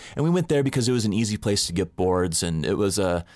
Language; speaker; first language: English; native; English